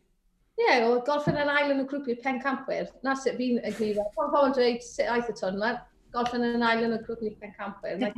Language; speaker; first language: Welsh; native; Welsh